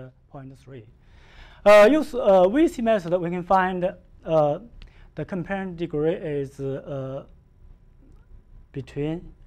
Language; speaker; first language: English; non-native, learner; Chinese